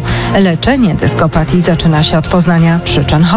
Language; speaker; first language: Polish; native; Polish